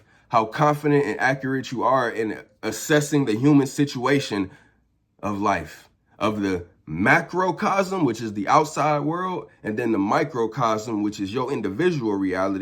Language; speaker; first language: English; native; English